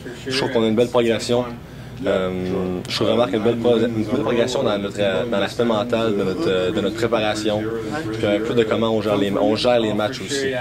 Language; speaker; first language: French; native; French